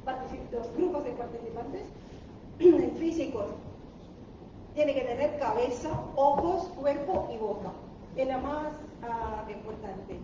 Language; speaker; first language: Spanish; non-native, learner; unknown